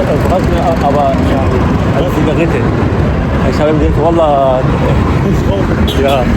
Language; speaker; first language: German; non-native, learner; Arabic